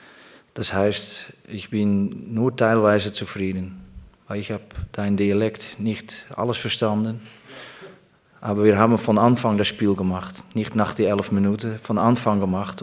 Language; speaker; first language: German; non-native, fluent; Dutch